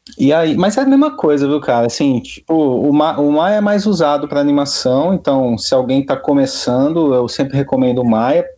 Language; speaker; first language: Portuguese; native; Portuguese